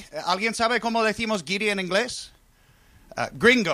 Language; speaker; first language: Spanish; non-native, fluent; English